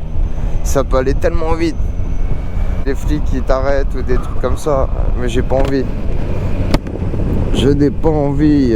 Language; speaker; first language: French; native; French